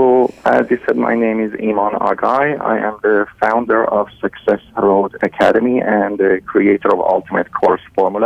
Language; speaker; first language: English; non-native, fluent; Persian